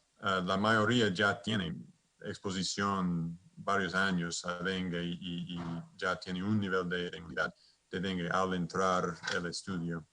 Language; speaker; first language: Spanish; non-native, fluent; English